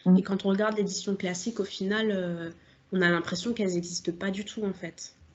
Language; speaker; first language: French; native; French